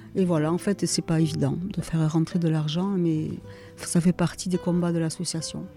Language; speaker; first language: French; native; French